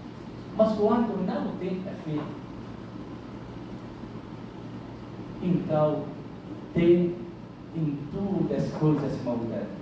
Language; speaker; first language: Portuguese; non-native, learner; Arabic